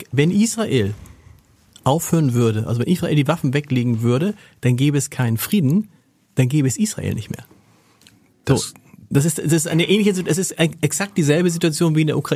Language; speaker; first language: German; native; German